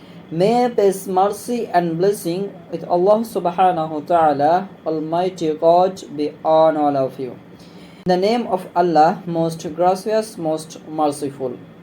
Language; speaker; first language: English; non-native, local second language; Bangla